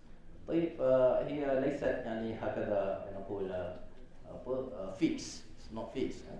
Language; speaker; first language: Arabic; non-native, fluent; Malay